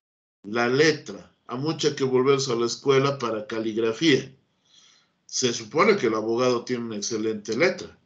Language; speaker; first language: Spanish; native; Spanish